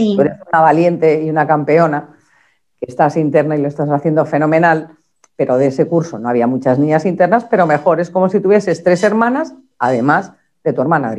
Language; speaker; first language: Spanish; native; Spanish